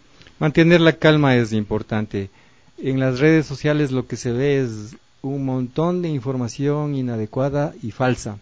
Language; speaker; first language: Spanish; native; Spanish